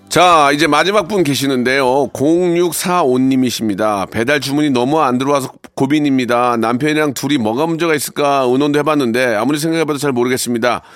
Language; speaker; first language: Korean; native; Korean